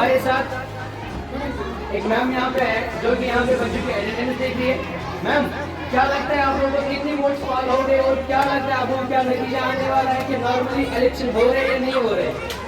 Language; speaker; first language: Hindi; non-native, local second language; Kashmiri